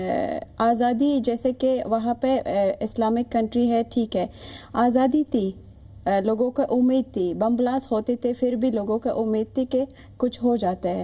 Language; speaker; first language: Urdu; non-native, fluent; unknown